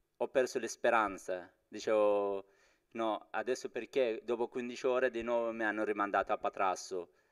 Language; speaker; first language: Italian; non-native, fluent; Persian